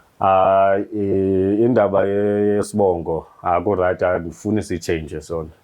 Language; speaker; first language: Zulu; non-native, local second language; Xhosa